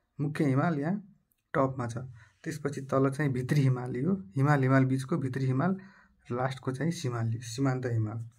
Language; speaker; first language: Nepali; non-native, local second language; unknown